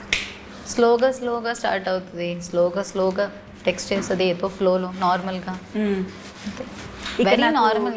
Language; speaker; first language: Telugu; non-native, learner; Malayalam